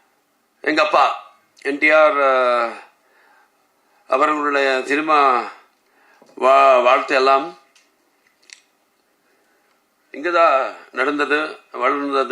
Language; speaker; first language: Tamil; non-native, learner; Telugu